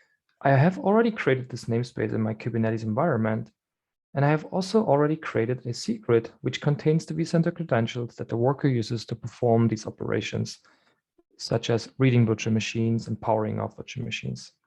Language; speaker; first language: English; non-native, fluent; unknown